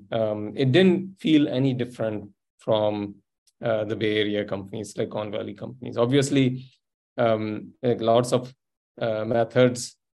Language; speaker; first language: English; non-native, local second language; Sindhi